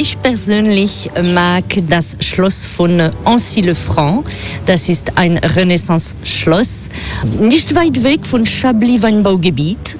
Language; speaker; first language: German; non-native, fluent; French